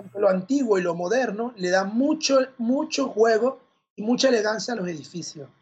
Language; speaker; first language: Spanish; native; Spanish